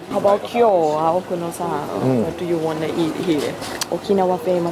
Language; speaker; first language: English; non-native, fluent; Thai